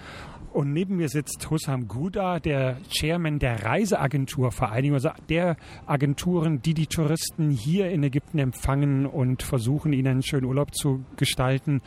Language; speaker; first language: German; native; German